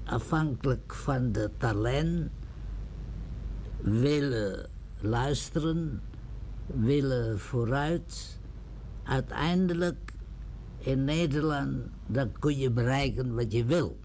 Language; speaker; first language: Dutch; non-native, learner; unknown